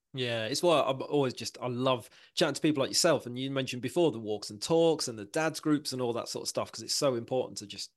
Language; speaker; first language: English; native; English